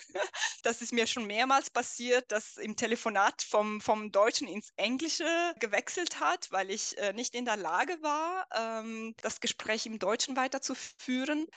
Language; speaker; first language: German; non-native, fluent; Italian